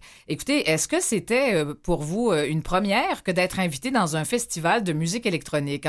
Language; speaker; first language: French; native; French